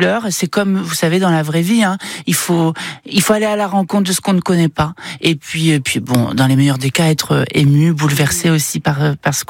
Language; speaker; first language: French; native; French